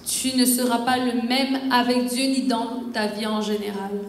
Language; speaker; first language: French; native; French